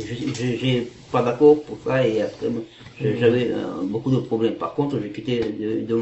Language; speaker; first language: French; non-native, learner; Kazakh